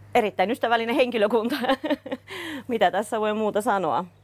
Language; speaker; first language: Finnish; early bilingual, other home language; Russian